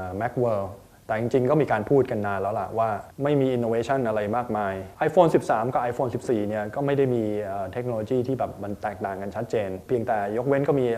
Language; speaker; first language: Thai; native; Thai